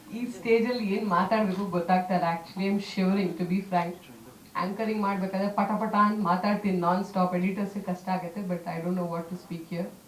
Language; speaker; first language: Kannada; native; Kannada